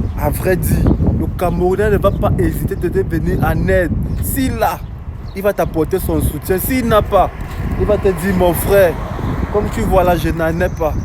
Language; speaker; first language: French; native; French